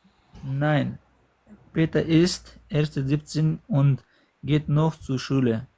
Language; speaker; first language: German; non-native, learner; Pashto